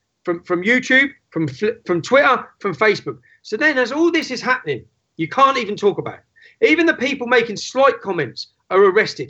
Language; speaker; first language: English; native; English